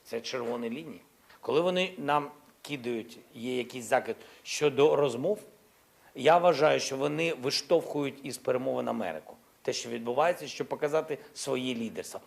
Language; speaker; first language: Ukrainian; non-native, local second language; Russian